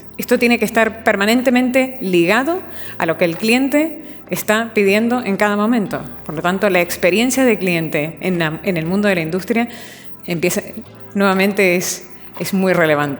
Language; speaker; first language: Spanish; native; Spanish